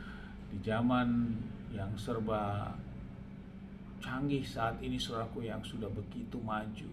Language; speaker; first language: Indonesian; native; Indonesian